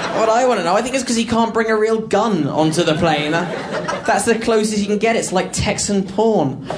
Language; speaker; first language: English; native; English